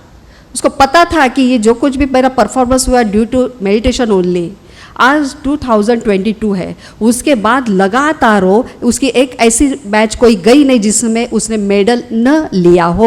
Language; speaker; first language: Hindi; native; Hindi